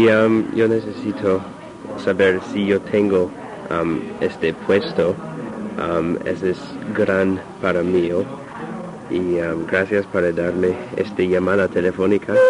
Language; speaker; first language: Spanish; non-native, learner; English